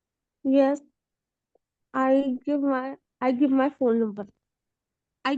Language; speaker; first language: English; non-native, learner; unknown